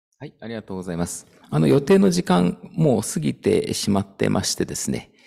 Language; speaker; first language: Japanese; native; Japanese